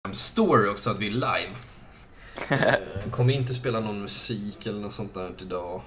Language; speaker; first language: Swedish; native; Swedish